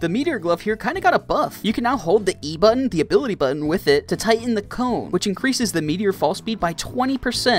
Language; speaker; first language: English; native; English